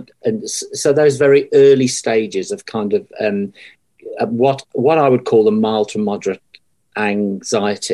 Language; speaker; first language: English; native; English